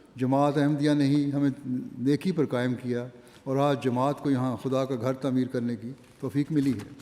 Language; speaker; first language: Urdu; native; Urdu